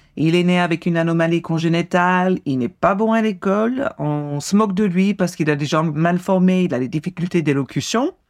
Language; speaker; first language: French; non-native, fluent; English